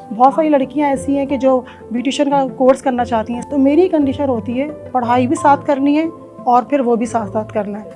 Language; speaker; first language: Urdu; native; Urdu